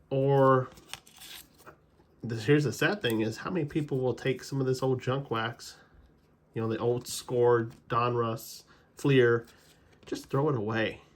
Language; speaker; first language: English; native; English